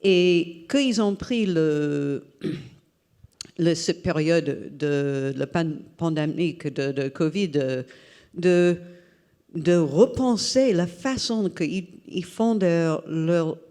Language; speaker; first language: French; non-native, fluent; English